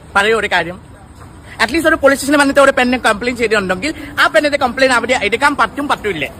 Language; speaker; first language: Malayalam; non-native, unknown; Assamese